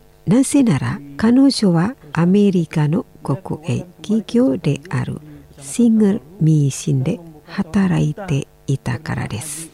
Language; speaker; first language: Japanese; non-native, learner; Indonesian